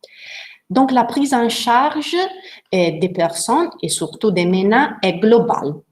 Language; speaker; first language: French; non-native, learner; Italian